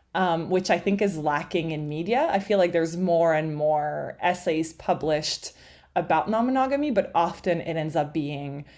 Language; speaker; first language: English; non-native, fluent; French